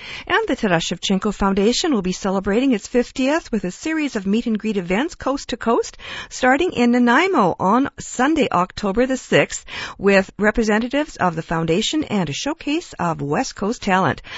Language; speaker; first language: English; early bilingual, other home language; Ukrainian